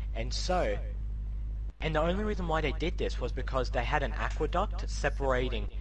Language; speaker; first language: English; native; English